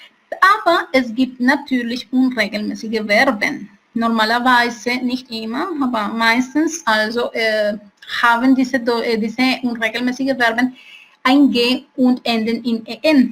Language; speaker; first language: German; non-native, fluent; Spanish